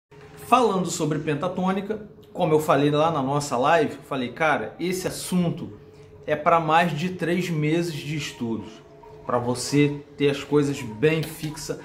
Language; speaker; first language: Portuguese; native; Portuguese